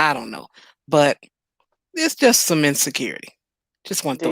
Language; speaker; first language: English; native; English